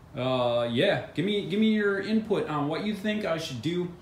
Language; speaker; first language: English; native; English